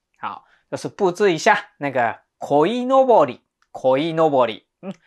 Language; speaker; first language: Chinese; non-native, fluent; Japanese